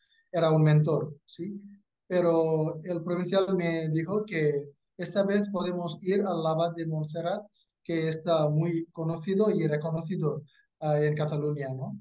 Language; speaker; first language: Spanish; non-native, fluent; Tamil